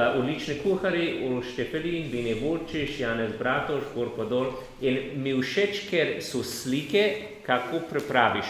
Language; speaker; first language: Slovenian; non-native, learner; English